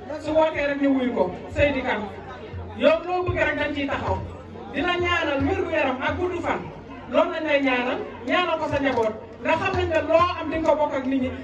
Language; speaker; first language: Wolof; non-native, local second language; Fula